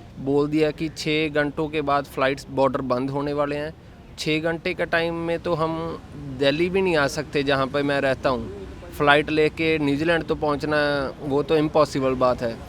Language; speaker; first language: Hindi; non-native, local second language; Punjabi